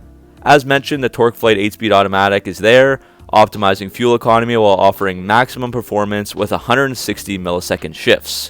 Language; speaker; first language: English; native; English